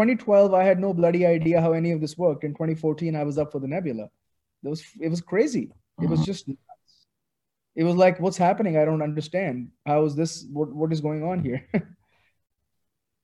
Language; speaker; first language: English; non-native, local second language; Urdu